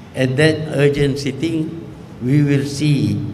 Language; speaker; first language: English; non-native, local second language; Malay